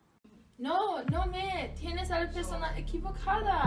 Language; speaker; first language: Spanish; non-native, learner; English